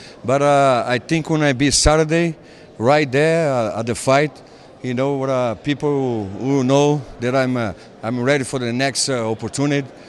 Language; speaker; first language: English; non-native, fluent; Portuguese